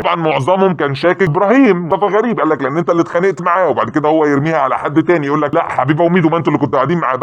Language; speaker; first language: Arabic; native; Arabic